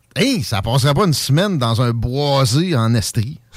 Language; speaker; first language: French; native; French